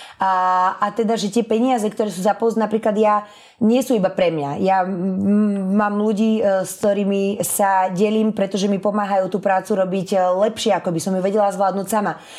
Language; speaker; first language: Slovak; early bilingual, other home language; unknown